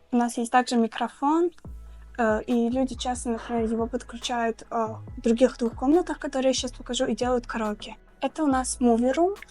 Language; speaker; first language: Russian; non-native, local second language; Tajik